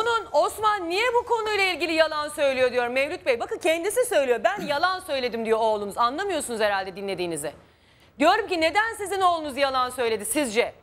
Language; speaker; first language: Turkish; native; Turkish